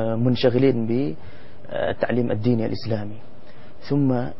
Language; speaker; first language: Arabic; non-native, fluent; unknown